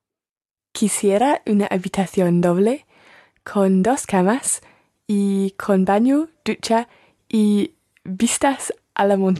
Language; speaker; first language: Spanish; non-native, learner; English